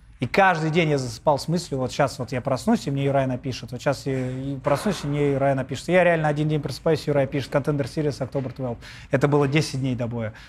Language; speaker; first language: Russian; native; Russian